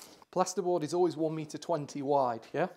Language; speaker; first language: English; native; English